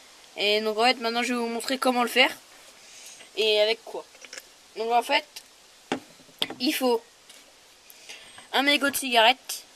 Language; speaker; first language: French; native; French